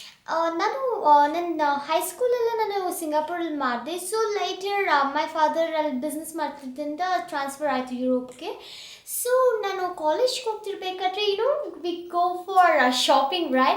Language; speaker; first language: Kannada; early bilingual, heritage; Kannada